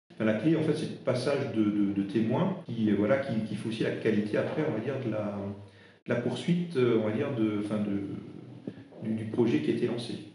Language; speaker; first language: French; non-native, local second language; Swiss German